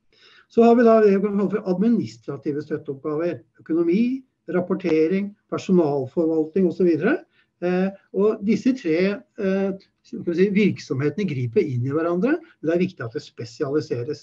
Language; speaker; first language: Norwegian; native; Norwegian